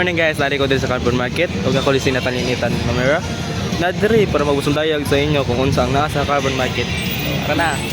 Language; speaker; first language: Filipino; non-native, local second language; Cebuano